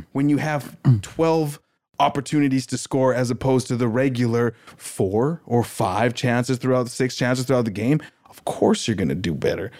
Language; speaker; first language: English; native; English